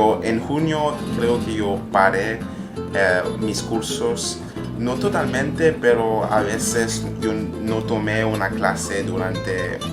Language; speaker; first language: Spanish; non-native, learner; French